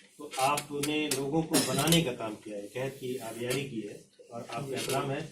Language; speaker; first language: Urdu; native; Urdu